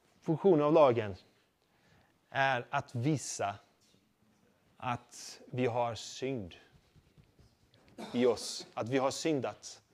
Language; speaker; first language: Swedish; non-native, fluent; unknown